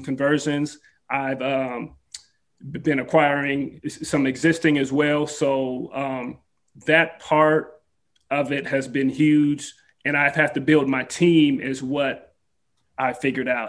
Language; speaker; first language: English; native; English